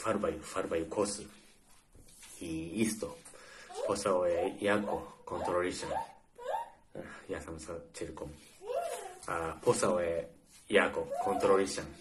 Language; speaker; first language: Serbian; non-native, learner; Japanese